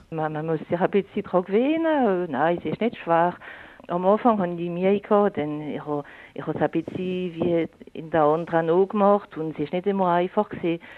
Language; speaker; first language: German; non-native, local second language; French